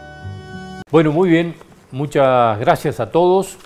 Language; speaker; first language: Spanish; native; Spanish